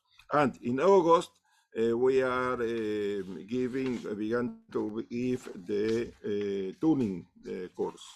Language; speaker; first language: English; non-native, learner; Spanish